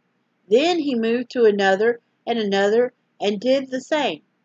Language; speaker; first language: English; native; English